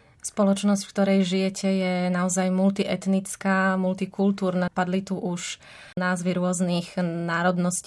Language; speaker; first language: Slovak; native; Slovak